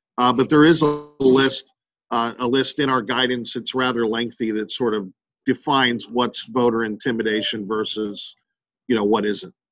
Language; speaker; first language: English; native; English